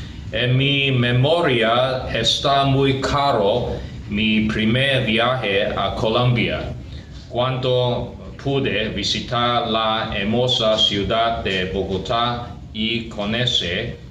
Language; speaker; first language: Spanish; non-native, learner; Cantonese